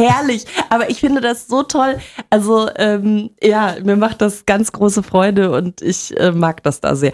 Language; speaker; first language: German; native; German